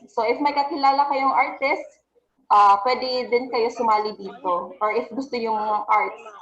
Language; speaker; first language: Filipino; non-native, local second language; Cebuano